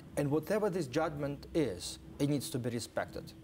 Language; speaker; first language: English; non-native, fluent; Ukrainian